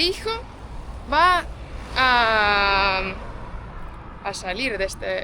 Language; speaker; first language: Spanish; non-native, fluent; Estonian